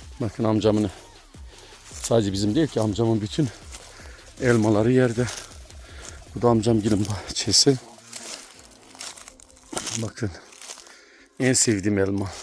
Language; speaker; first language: Turkish; native; Turkish